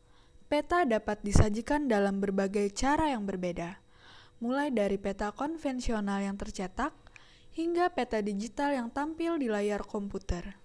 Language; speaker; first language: Indonesian; native; Indonesian